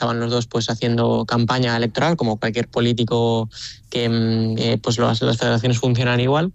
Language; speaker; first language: Spanish; native; Spanish